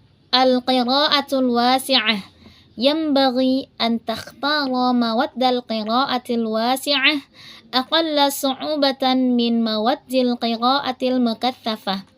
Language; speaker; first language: Arabic; non-native, learner; Indonesian